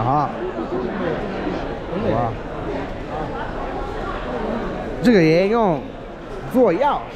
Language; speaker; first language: Chinese; non-native, learner; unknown